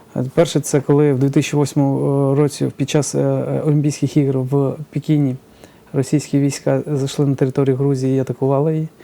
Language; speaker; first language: Ukrainian; early bilingual, other home language; Georgian